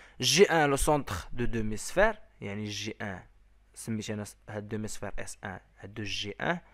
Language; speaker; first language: French; non-native, local second language; Arabic